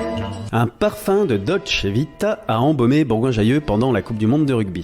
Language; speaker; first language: French; native; French